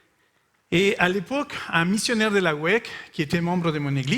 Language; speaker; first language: French; non-native, fluent; Spanish